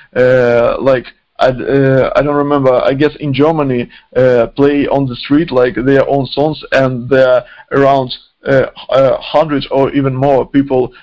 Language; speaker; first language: English; non-native, fluent; Ukrainian